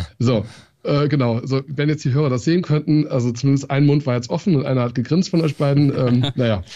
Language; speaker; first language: German; early bilingual, other home language; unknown